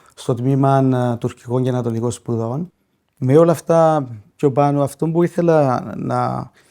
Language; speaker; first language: Greek; non-native, local second language; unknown